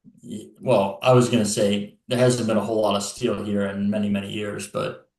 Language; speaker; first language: English; native; English